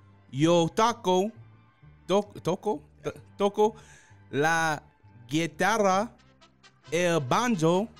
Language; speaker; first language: Spanish; non-native, learner; English